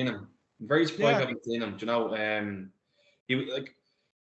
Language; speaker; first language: English; native; English